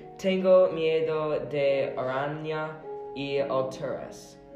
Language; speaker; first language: Spanish; non-native, learner; English